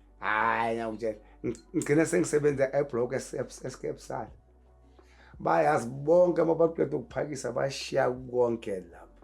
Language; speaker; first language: Zulu; native; Zulu